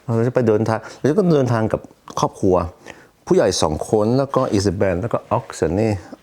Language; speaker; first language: Thai; non-native, fluent; Swedish